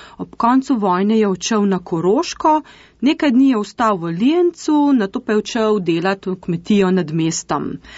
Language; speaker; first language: Slovenian; native; Slovenian